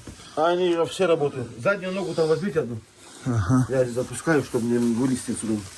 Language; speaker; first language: Russian; native; Russian